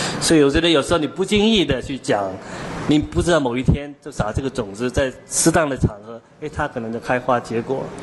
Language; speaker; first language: Chinese; non-native, local second language; Cantonese